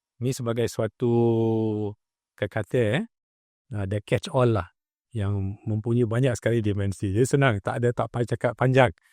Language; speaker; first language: Malay; native; Malay